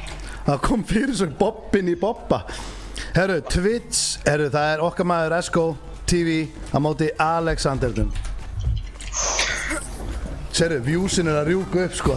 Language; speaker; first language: Icelandic; native; Icelandic